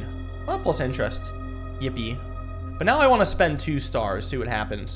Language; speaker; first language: English; native; English